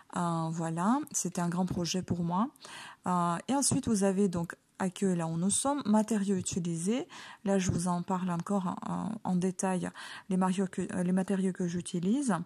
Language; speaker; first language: French; non-native, fluent; Ukrainian